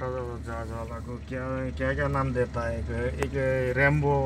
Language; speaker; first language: Hindi; non-native, learner; Nepali